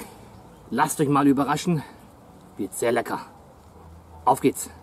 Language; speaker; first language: German; native; German